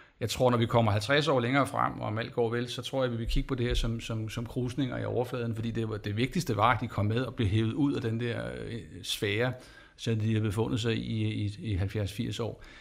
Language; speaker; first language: Danish; native; Danish